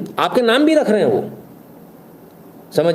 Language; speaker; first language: Hindi; native; Hindi